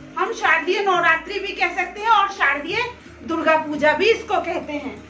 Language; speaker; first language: Hindi; non-native, local second language; Bangla